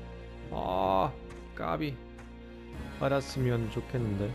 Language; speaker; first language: Korean; non-native, fluent; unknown